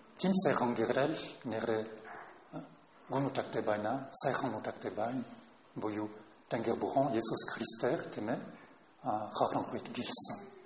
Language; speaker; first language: Mongolian; non-native, fluent; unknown